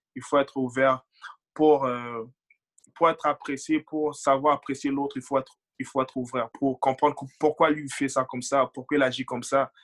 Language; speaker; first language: French; early bilingual, other home language; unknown